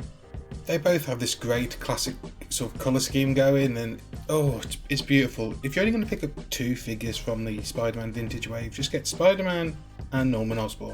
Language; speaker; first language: English; native; English